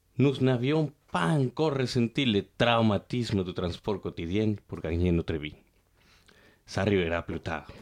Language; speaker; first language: French; non-native, fluent; Spanish